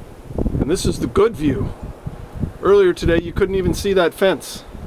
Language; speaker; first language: English; native; English